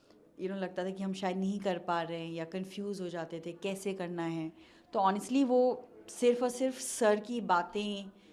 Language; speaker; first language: Hindi; native; Hindi